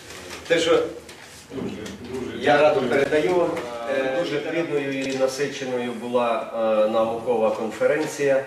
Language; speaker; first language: Ukrainian; native; Ukrainian